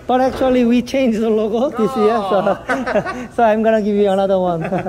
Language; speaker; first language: English; non-native, learner; Korean